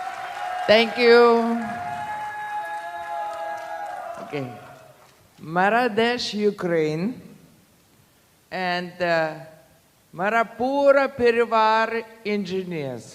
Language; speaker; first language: Hindi; non-native, learner; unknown